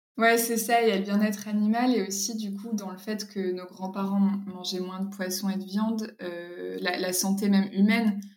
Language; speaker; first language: French; native; French